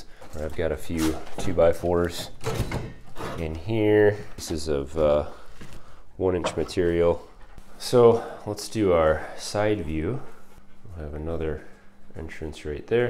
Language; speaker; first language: English; native; English